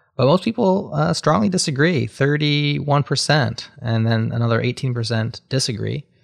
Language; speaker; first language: English; native; English